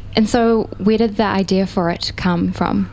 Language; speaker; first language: English; native; English